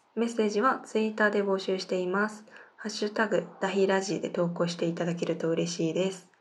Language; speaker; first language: Japanese; non-native, fluent; Korean